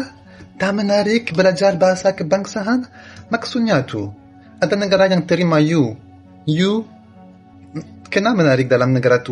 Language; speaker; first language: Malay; non-native, learner; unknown